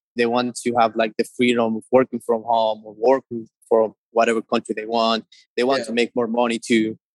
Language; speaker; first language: English; non-native, fluent; Spanish